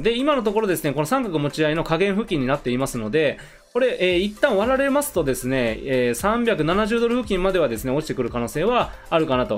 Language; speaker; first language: Japanese; native; Japanese